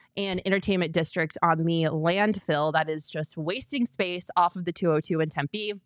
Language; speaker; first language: English; native; English